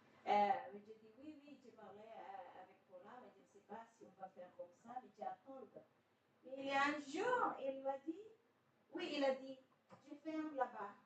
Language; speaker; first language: French; non-native, fluent; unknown